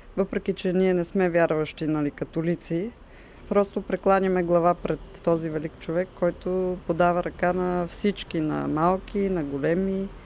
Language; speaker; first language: Bulgarian; native; Bulgarian